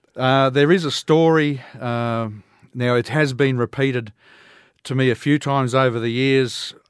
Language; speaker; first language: English; native; English